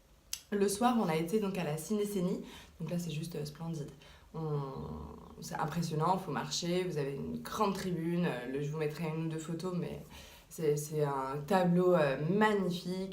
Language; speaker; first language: French; native; French